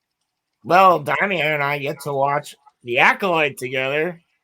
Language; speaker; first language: English; native; English